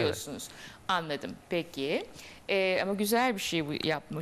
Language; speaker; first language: Turkish; native; Turkish